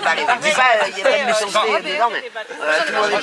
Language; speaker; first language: French; native; French